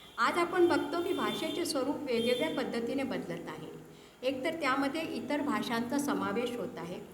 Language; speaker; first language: Marathi; early bilingual, heritage; Marathi